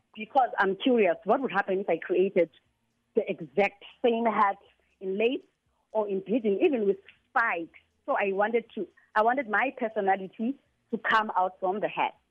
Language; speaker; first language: English; non-native, local second language; Xhosa